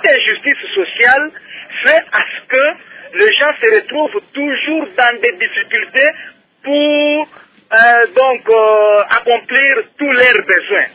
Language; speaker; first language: French; non-native, local second language; Luba-Lulua